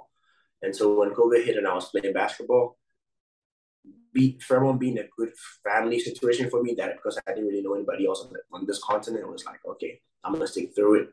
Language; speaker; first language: English; non-native, local second language; Akan